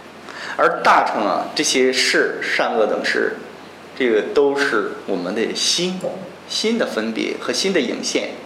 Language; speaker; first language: Chinese; native; Chinese